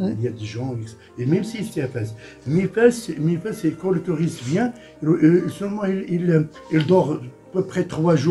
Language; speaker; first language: French; non-native, local second language; Arabic